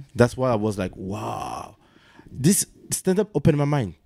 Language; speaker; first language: English; non-native, learner; French